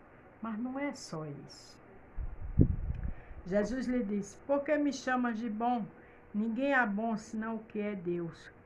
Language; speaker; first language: Portuguese; native; Portuguese